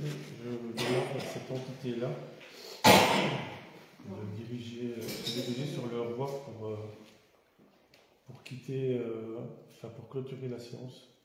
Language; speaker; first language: French; native; French